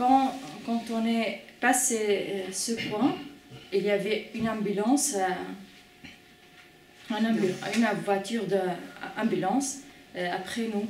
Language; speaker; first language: French; non-native, fluent; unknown